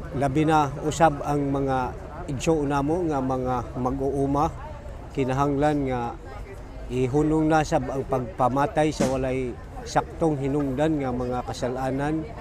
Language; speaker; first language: Cebuano; non-native, local second language; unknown